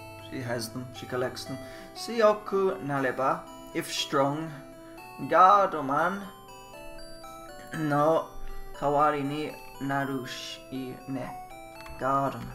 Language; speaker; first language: English; native; English